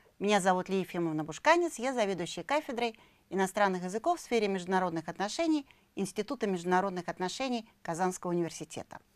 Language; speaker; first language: Russian; native; Russian